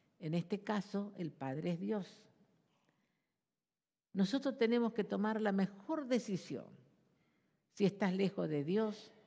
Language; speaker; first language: Spanish; native; Spanish